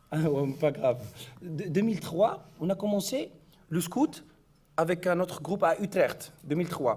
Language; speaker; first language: French; non-native, learner; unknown